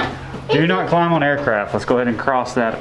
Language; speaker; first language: English; native; English